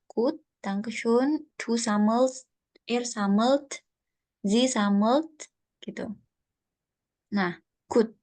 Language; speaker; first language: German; non-native, fluent; Indonesian